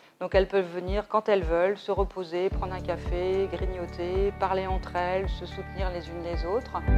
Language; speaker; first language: French; native; French